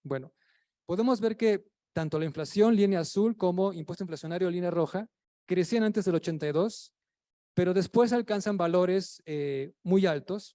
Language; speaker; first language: Spanish; native; Spanish